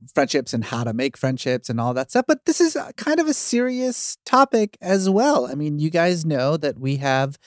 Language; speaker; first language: English; native; English